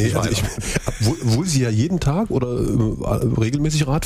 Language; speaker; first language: German; native; German